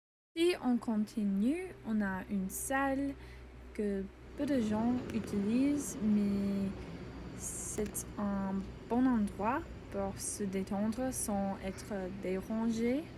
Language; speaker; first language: French; non-native, learner; English